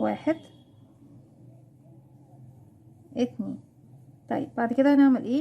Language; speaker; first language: Arabic; native; Arabic